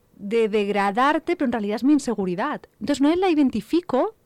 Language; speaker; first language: Spanish; native; Spanish